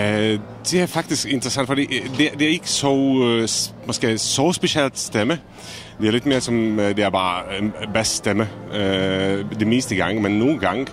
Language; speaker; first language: Danish; non-native, fluent; Czech